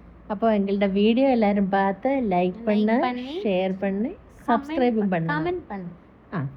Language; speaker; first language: Tamil; non-native, learner; Malayalam